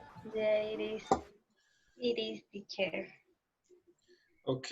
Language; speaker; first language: English; non-native, learner; Spanish